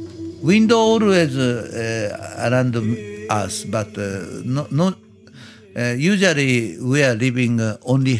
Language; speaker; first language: English; non-native, learner; Japanese